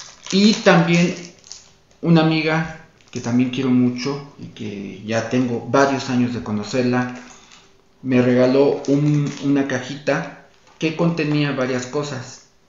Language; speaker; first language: Spanish; native; Spanish